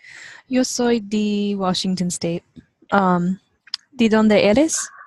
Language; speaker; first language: Spanish; non-native, learner; English